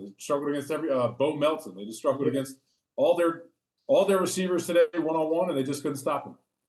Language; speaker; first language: English; native; English